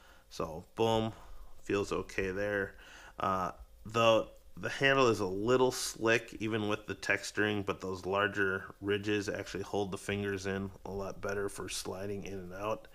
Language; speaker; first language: English; native; English